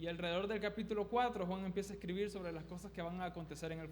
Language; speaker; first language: Spanish; native; Spanish